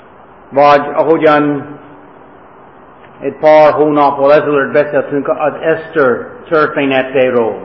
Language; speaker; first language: Hungarian; non-native, fluent; English